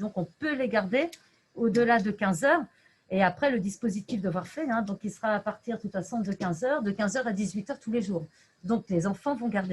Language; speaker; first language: French; native; French